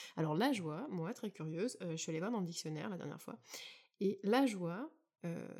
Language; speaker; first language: French; native; French